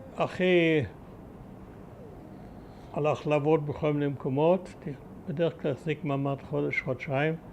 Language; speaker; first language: Hebrew; early bilingual, other home language; German